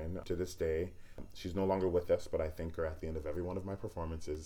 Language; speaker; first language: English; native; English